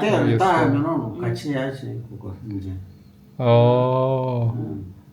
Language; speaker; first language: Korean; non-native, learner; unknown